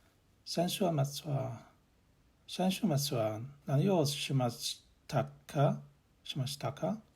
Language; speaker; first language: Japanese; non-native, learner; English